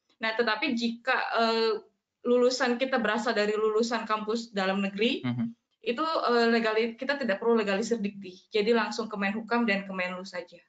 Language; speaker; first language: Indonesian; native; Indonesian